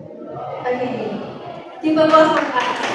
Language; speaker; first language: English; non-native, learner; Indonesian